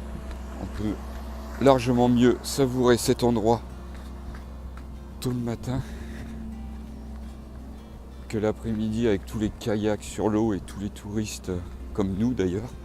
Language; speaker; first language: French; native; French